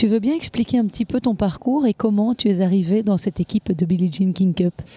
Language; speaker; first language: French; native; French